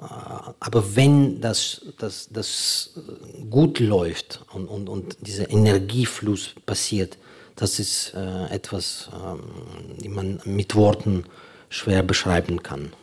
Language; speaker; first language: German; non-native, fluent; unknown